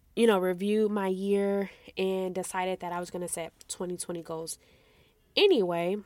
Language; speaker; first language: English; native; English